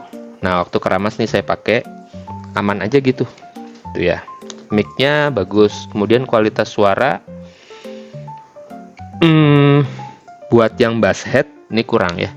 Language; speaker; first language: Indonesian; native; Indonesian